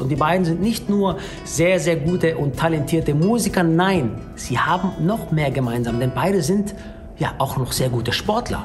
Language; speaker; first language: German; early bilingual, other home language; Italian